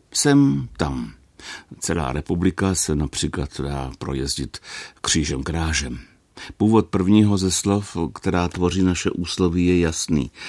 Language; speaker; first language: Czech; native; Czech